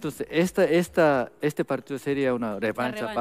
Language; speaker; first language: Spanish; non-native, fluent; Korean